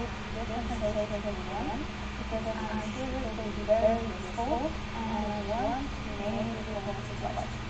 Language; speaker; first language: English; non-native, learner; Ukrainian